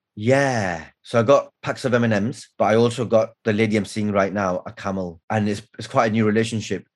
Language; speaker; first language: English; native; English